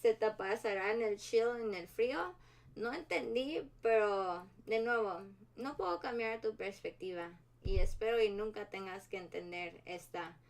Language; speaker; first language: Spanish; early bilingual, heritage; Spanish